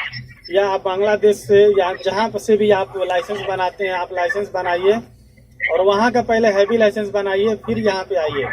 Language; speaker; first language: Hindi; native; Hindi